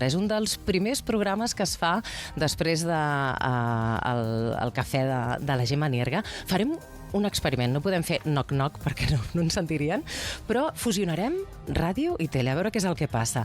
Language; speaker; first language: Catalan; native; Catalan